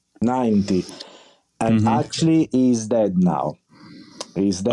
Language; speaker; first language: English; non-native, learner; Italian